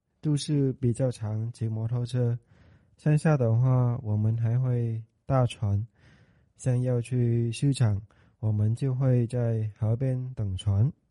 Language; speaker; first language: Chinese; non-native, learner; Vietnamese